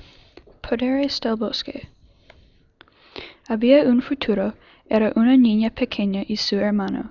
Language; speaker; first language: Spanish; non-native, learner; English